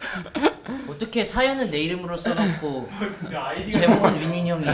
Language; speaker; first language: Korean; native; Korean